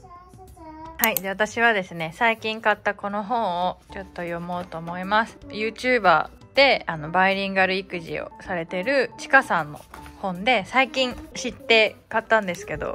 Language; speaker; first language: Japanese; native; Japanese